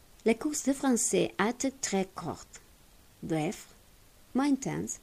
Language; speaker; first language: French; non-native, learner; Spanish